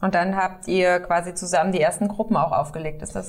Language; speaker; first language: German; native; German